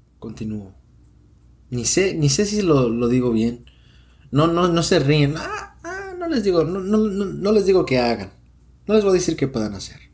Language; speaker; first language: Spanish; early bilingual, heritage; Spanish